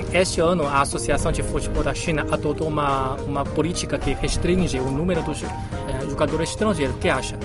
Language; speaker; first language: Portuguese; non-native, fluent; Chinese